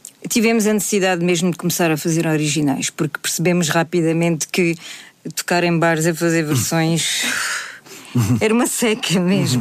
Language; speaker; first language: Portuguese; native; Portuguese